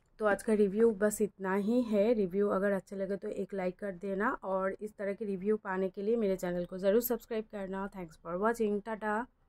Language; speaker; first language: Hindi; non-native, local second language; Bangla